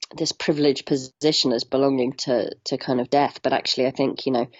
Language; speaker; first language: English; native; English